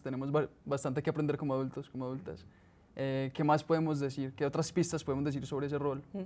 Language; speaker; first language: Spanish; native; Spanish